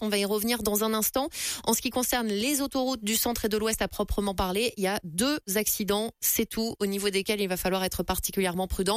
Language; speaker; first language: French; native; French